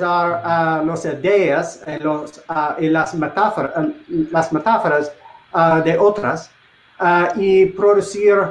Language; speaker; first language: Spanish; non-native, learner; English